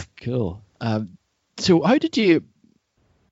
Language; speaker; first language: English; native; English